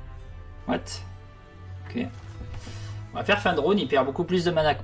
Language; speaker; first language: French; native; French